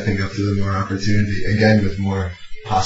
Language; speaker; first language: English; native; English